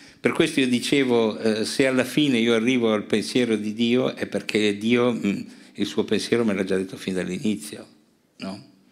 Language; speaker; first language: Italian; native; Italian